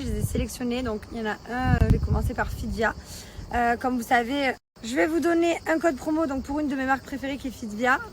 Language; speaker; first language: French; native; French